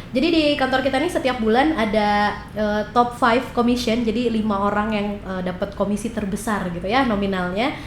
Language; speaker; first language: Indonesian; native; Indonesian